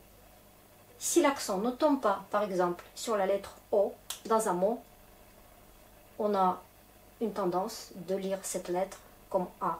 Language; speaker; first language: French; non-native, fluent; Russian